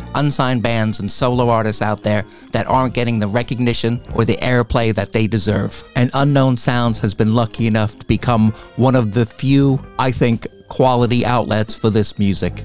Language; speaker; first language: English; native; English